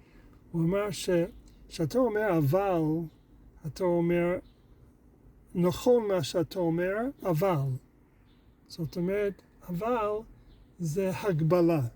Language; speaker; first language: Hebrew; non-native, fluent; English